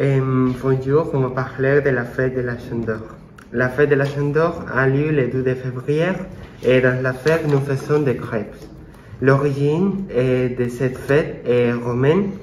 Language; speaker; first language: French; non-native, learner; Spanish